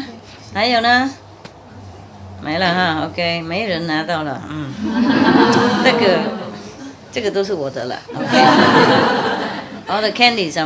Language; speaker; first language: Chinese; non-native, fluent; Vietnamese